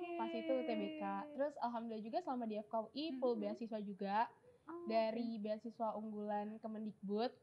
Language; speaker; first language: Indonesian; native; Indonesian